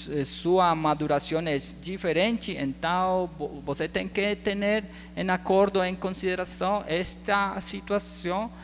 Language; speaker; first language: Portuguese; non-native, learner; Spanish